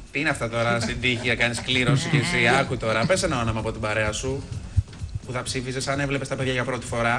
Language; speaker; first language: Greek; native; Greek